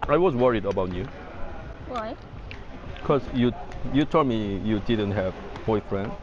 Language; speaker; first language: English; non-native, learner; Korean